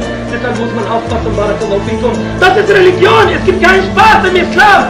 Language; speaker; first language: German; non-native, fluent; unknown